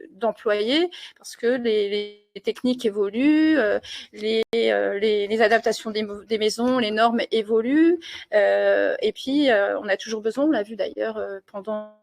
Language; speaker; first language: French; native; French